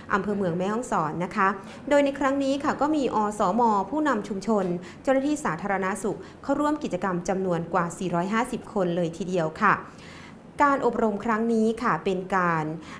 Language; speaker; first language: Thai; native; Thai